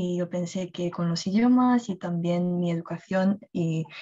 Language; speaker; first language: Spanish; non-native, fluent; Korean